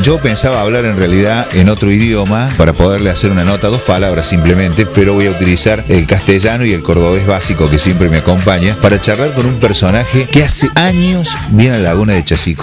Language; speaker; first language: Spanish; native; Spanish